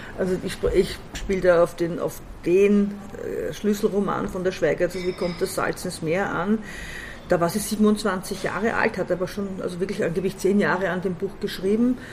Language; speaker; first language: German; native; German